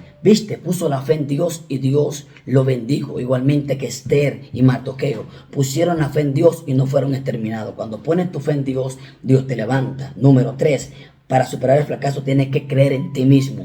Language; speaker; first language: Spanish; native; Spanish